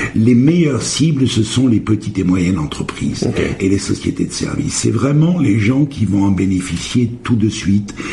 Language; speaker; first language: French; native; French